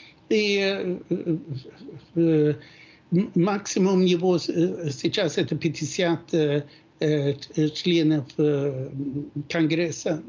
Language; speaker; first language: Russian; non-native, fluent; Swedish